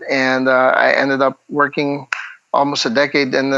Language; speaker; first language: English; non-native, local second language; Hiligaynon